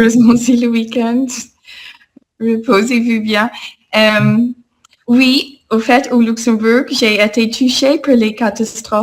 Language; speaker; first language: French; non-native, fluent; English